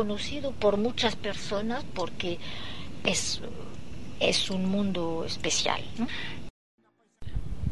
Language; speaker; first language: Spanish; non-native, fluent; French